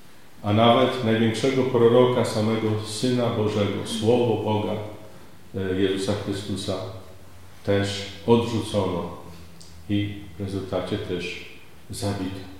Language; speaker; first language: Polish; native; Polish